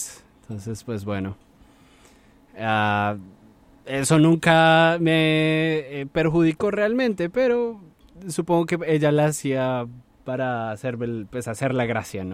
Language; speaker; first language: Spanish; native; Spanish